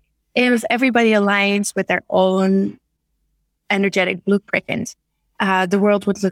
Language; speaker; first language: English; non-native, fluent; Dutch